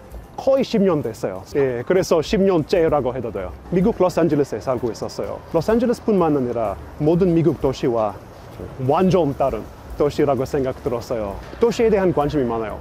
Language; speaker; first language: Korean; non-native, fluent; English